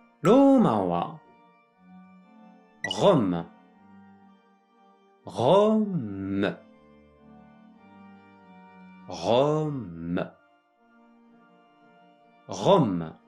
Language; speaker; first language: Japanese; non-native, fluent; French